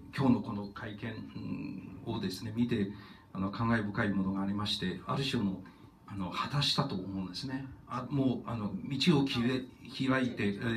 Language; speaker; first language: Japanese; non-native, fluent; Chinese